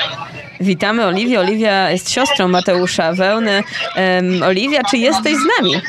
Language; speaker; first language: Polish; native; Polish